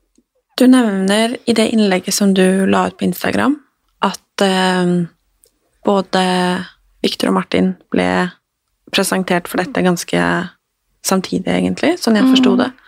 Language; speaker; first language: Norwegian; native; Norwegian